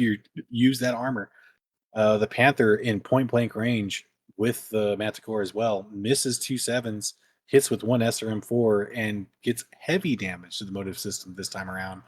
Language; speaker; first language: English; native; English